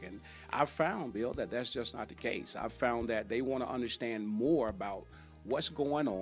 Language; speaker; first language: English; native; English